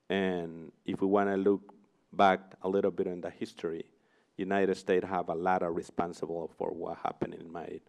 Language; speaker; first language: English; non-native, fluent; Spanish